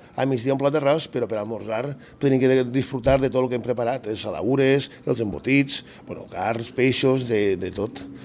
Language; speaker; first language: Catalan; native; Catalan